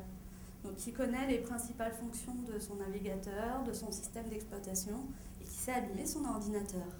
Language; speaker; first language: French; native; French